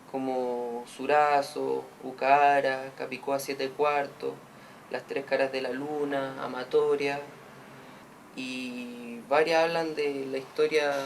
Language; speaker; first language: Spanish; native; Spanish